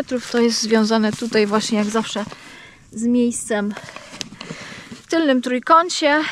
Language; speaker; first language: Polish; native; Polish